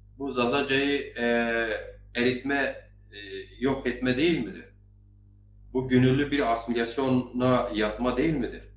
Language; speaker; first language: Turkish; non-native, local second language; Zaza